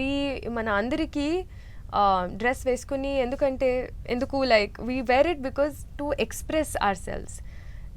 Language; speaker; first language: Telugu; non-native, learner; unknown